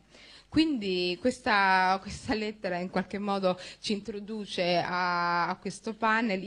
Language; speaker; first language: Italian; early bilingual, other home language; Somali